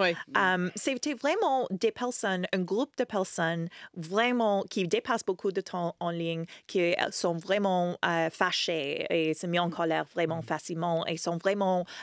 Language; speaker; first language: French; non-native, fluent; English